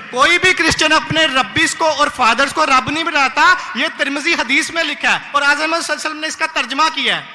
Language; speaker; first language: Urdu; non-native, local second language; Punjabi